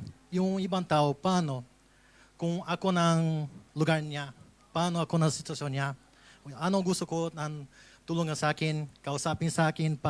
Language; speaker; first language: Filipino; non-native, learner; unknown